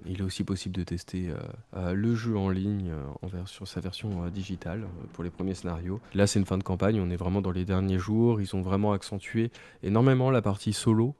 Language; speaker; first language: French; native; French